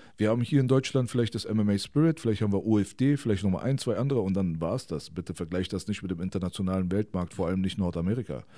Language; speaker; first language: German; early bilingual, other home language; Persian